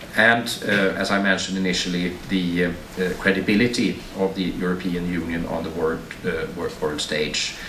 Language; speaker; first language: English; non-native, fluent; Swedish